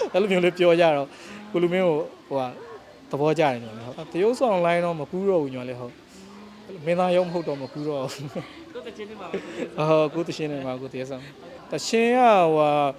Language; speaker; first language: Burmese; non-native, local second language; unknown